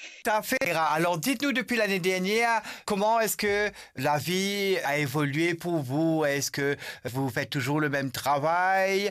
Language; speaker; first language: French; non-native, local second language; Morisyen